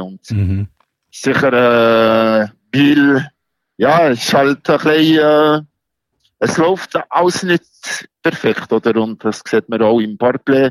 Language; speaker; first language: German; non-native, local second language; French